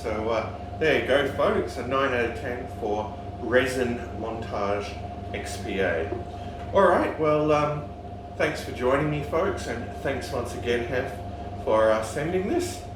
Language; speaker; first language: English; native; English